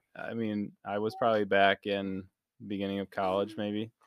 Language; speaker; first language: English; native; English